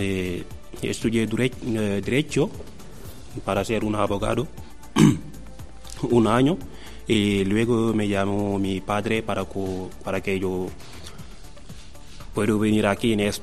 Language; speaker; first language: Spanish; non-native, learner; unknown